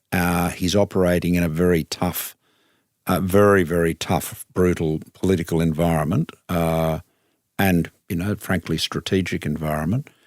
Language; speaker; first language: English; native; English